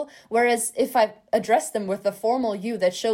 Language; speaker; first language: English; non-native, fluent; German